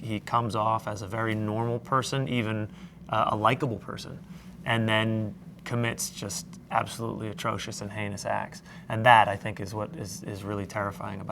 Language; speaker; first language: English; native; English